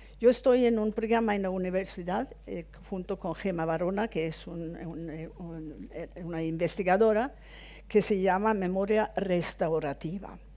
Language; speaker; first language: Spanish; non-native, fluent; Swedish